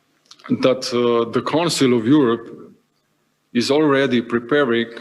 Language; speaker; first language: English; non-native, fluent; Slovenian